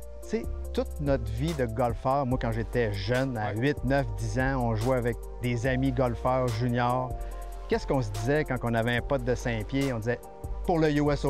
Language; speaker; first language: French; native; French